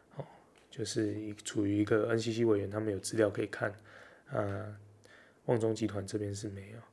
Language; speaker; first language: Chinese; native; Chinese